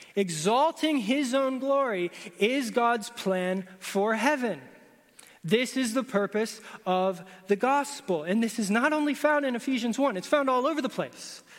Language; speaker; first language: English; native; English